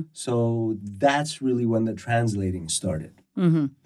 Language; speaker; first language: English; early bilingual, other home language; Persian